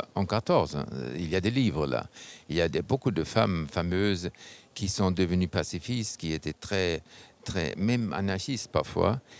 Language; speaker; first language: French; non-native, fluent; German